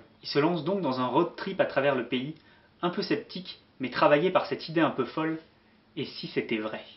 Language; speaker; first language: French; native; French